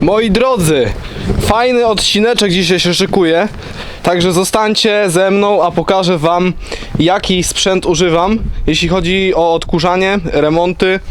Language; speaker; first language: Polish; native; Polish